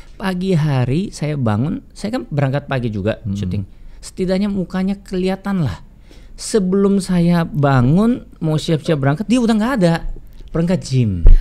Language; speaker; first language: Indonesian; non-native, fluent; Korean